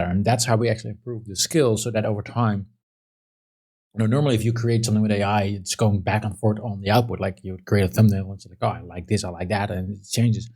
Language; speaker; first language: English; non-native, fluent; Dutch